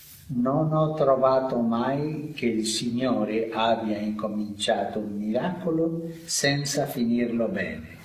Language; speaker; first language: Italian; non-native, fluent; Spanish